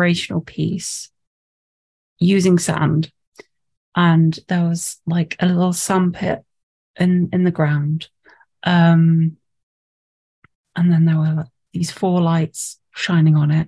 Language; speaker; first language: English; native; English